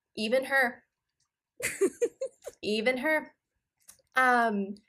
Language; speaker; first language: English; non-native, local second language; Punjabi